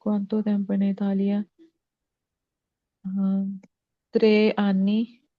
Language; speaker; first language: Italian; non-native, learner; Punjabi